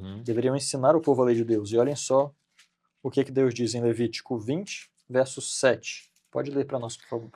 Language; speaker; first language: Portuguese; native; Portuguese